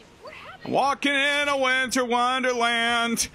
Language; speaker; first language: English; native; English